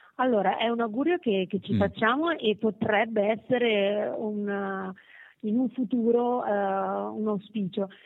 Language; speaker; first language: Italian; native; Italian